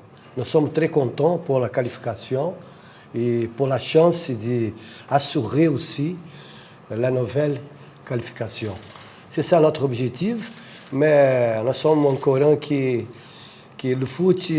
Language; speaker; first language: French; non-native, fluent; Portuguese